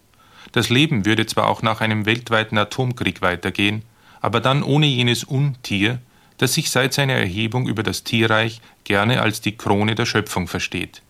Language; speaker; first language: German; native; German